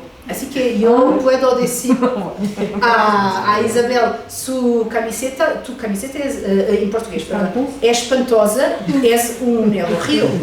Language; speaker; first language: Spanish; non-native, fluent; Portuguese